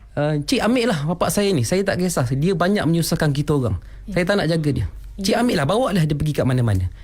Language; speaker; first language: Malay; native; Malay